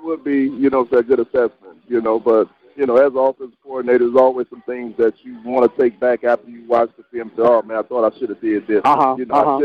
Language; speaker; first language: English; native; English